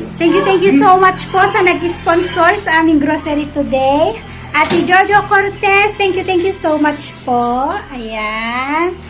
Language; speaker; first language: Filipino; non-native, local second language; Iloko